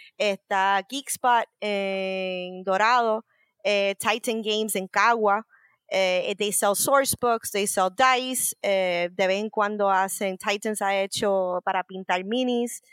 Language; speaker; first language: Spanish; native; Spanish